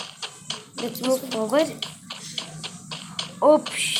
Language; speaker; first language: English; non-native, learner; Hindi